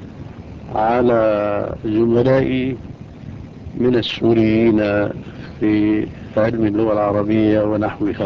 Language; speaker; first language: Arabic; native; Arabic